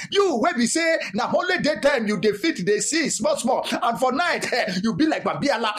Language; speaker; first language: Nigerian Pidgin; non-native, local second language; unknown